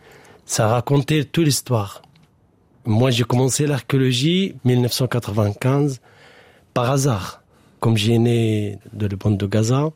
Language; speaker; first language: French; non-native, learner; Arabic